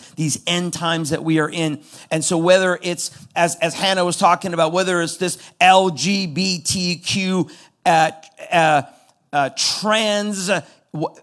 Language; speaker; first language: English; non-native, fluent; Persian